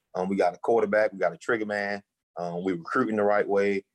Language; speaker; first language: English; native; English